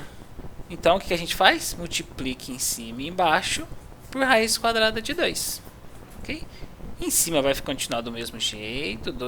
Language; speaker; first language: Portuguese; native; Portuguese